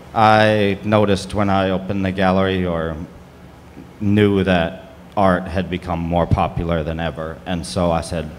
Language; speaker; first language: English; native; English